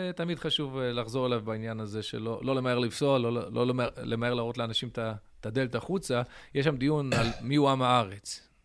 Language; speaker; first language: Hebrew; early bilingual, other home language; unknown